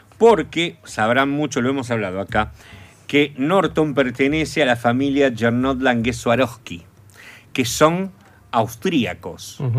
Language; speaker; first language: Spanish; native; Spanish